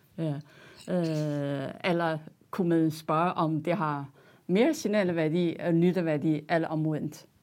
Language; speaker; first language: Danish; non-native, fluent; Chinese